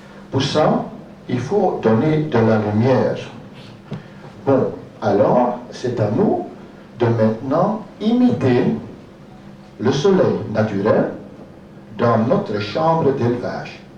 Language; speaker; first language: French; non-native, local second language; Dutch